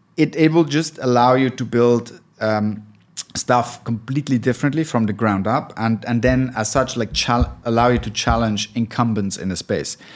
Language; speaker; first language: English; non-native, fluent; German